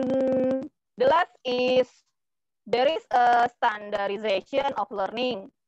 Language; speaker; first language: English; non-native, learner; Indonesian